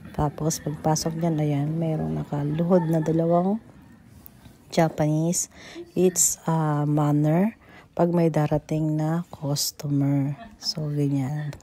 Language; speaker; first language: Filipino; native; Filipino